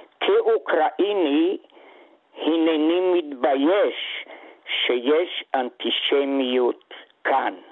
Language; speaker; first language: Hebrew; non-native, fluent; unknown